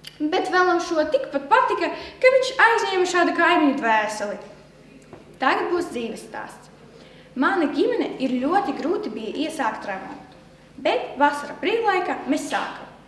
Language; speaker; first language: Latvian; non-native, local second language; Russian